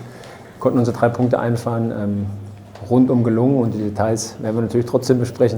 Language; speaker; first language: German; native; German